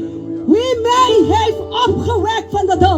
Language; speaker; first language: Dutch; non-native, local second language; Papiamento